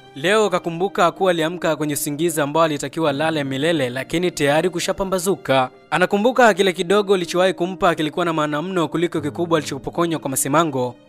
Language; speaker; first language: Swahili; native; Swahili